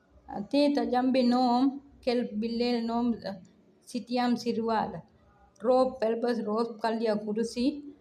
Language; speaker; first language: Arabic; non-native, learner; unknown